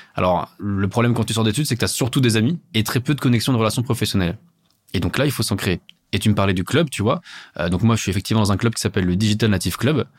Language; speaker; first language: French; native; French